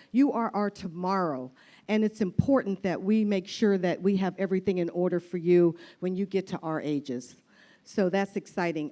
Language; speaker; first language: English; native; English